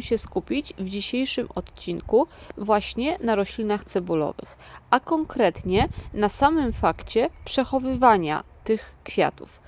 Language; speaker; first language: Polish; native; Polish